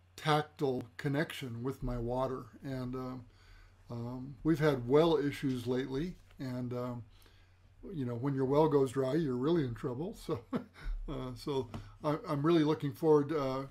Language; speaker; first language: English; native; English